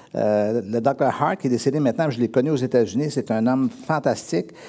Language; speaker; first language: French; native; French